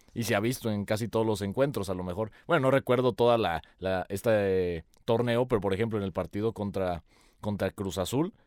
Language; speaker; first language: Spanish; native; Spanish